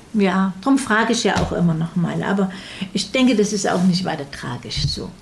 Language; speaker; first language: German; native; German